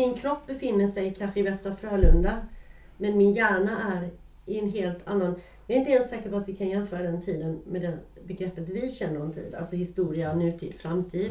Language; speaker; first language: Swedish; native; Swedish